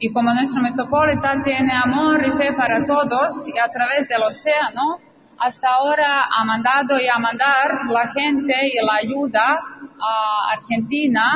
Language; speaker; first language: Spanish; non-native, fluent; Serbian